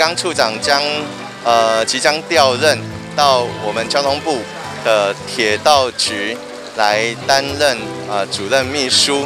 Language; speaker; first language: Chinese; native; Chinese